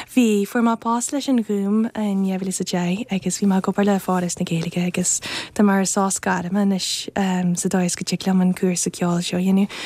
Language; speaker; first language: Irish; non-native, fluent; English